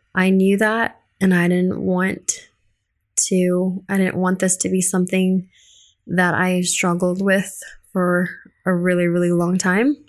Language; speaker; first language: English; early bilingual, other home language; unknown